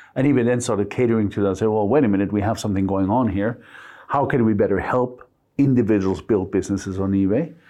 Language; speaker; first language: English; non-native, fluent; Spanish